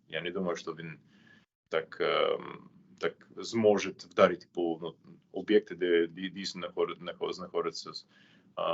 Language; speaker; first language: Ukrainian; non-native, fluent; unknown